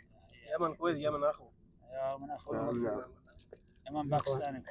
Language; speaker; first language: Arabic; non-native, learner; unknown